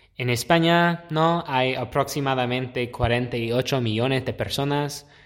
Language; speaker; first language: Spanish; non-native, fluent; English